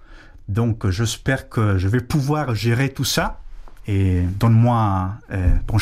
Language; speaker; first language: French; non-native, fluent; Spanish